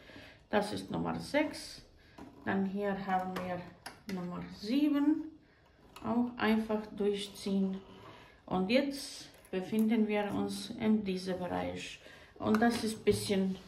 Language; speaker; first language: German; non-native, fluent; Croatian